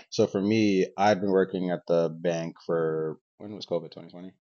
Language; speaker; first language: English; non-native, local second language; Yoruba